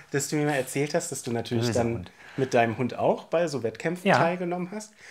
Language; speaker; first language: German; native; German